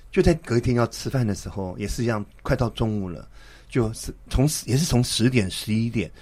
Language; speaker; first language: Chinese; native; Chinese